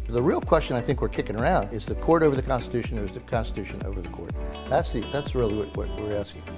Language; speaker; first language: English; native; English